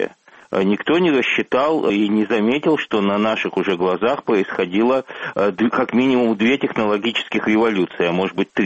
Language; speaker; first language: Russian; native; Russian